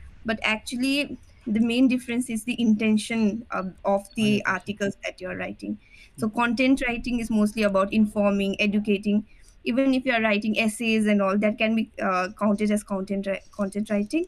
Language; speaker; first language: English; non-native, local second language; Nepali